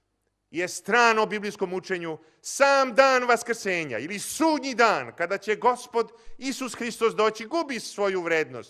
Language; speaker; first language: Croatian; native; Croatian